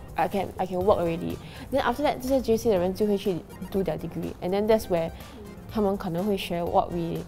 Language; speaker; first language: English; native; English